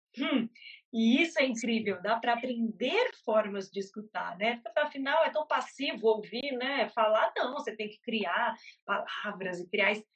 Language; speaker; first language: Portuguese; native; Portuguese